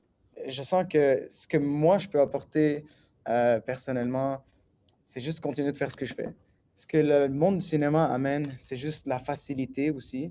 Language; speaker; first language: French; native; French